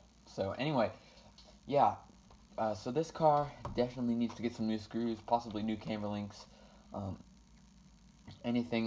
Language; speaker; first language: English; native; English